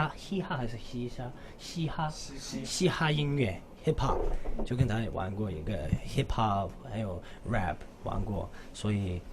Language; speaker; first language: Chinese; non-native, local second language; Cantonese